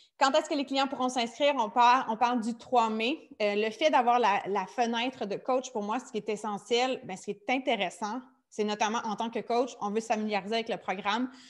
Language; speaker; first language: French; native; French